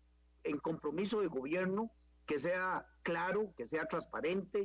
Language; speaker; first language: Spanish; native; Spanish